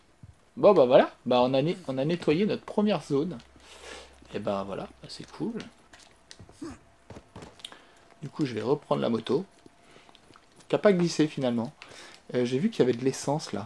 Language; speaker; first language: French; native; French